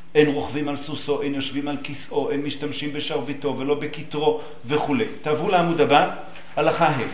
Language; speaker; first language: Hebrew; native; Hebrew